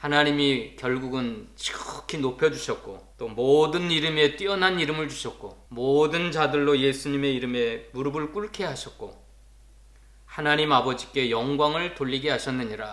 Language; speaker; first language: Korean; native; Korean